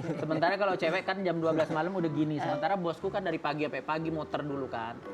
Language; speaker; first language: Indonesian; native; Indonesian